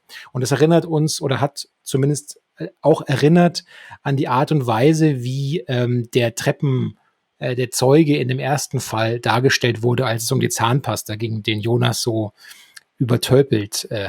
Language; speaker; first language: German; native; German